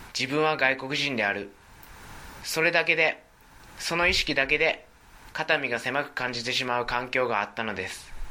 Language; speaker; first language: Japanese; native; Japanese